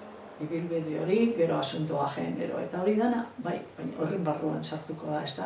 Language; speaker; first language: Basque; non-native, local second language; Spanish